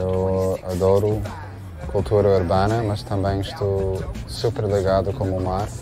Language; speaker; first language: Portuguese; non-native, fluent; English